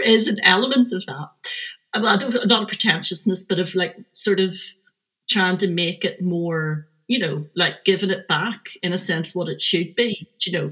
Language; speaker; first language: English; native; English